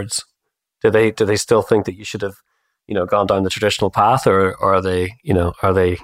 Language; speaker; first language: English; native; English